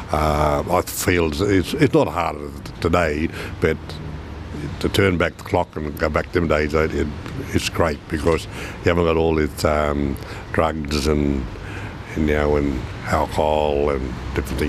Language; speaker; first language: English; native; English